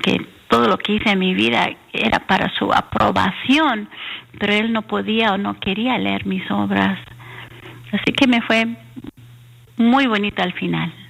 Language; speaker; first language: Spanish; early bilingual, heritage; English